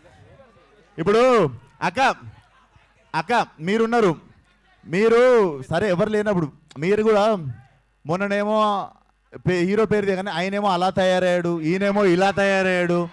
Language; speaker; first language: Telugu; native; Telugu